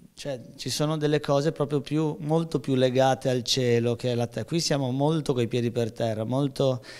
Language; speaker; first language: Italian; native; Italian